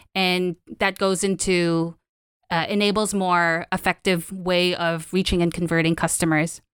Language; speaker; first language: English; non-native, local second language; Filipino